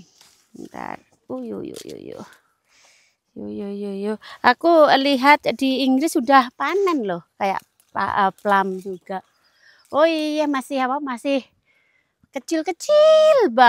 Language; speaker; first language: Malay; non-native, local second language; Javanese